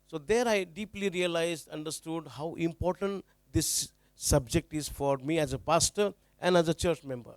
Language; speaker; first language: English; non-native, local second language; Marathi